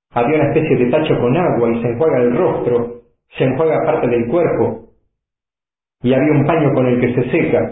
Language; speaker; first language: Spanish; native; Spanish